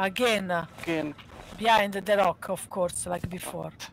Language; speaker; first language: English; non-native, learner; Hungarian